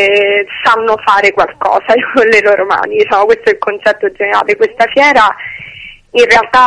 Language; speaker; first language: Italian; native; Italian